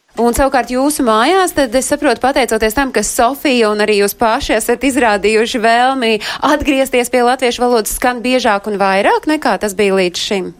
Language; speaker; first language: Latvian; native; Latvian